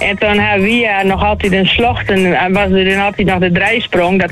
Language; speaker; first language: Dutch; native; Dutch